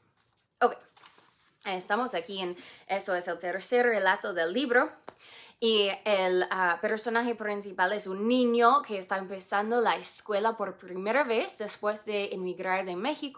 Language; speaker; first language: Spanish; non-native, fluent; English